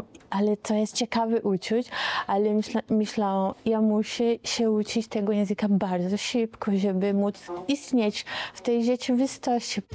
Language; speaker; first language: Polish; non-native, learner; Portuguese